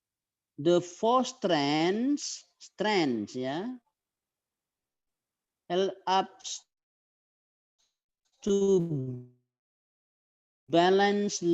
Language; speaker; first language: English; non-native, fluent; Indonesian